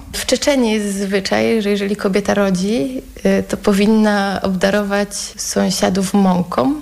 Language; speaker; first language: Polish; native; Polish